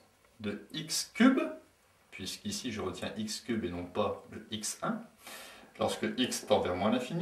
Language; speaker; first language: French; native; French